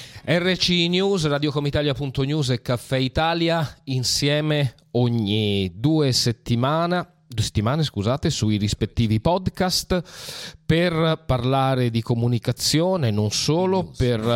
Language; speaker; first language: Italian; native; Italian